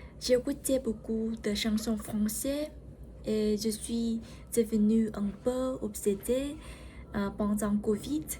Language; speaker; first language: French; non-native, learner; Vietnamese